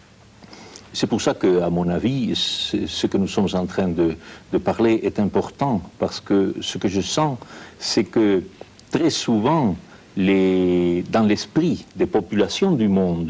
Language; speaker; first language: French; non-native, fluent; Spanish